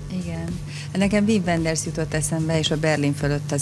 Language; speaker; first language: Hungarian; native; Hungarian